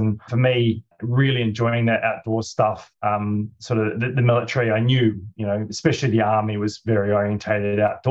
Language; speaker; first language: English; native; English